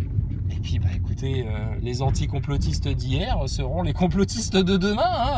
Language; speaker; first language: French; native; French